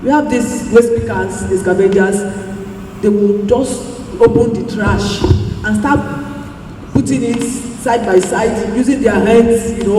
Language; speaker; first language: English; non-native, local second language; Yoruba